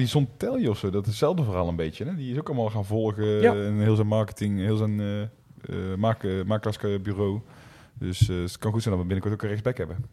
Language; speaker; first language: Dutch; native; Dutch